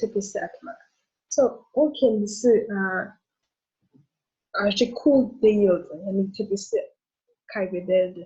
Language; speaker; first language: Turkish; non-native, learner; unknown